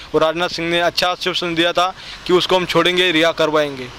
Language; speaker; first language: Hindi; non-native, local second language; Marathi